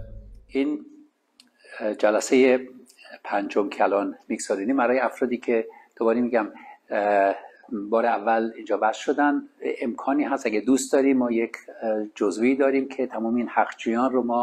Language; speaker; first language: Persian; native; Persian